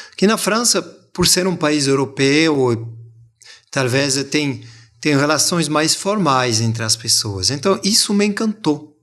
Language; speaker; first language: Portuguese; non-native, fluent; French